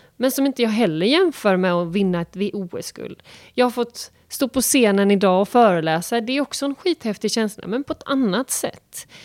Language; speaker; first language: Swedish; native; Swedish